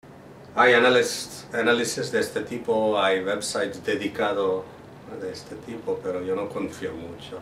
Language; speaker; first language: Spanish; non-native, fluent; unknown